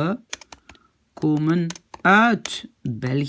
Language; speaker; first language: Dutch; non-native, fluent; French